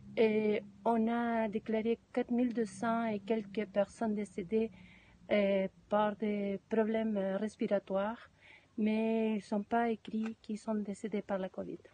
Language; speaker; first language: French; non-native, fluent; Spanish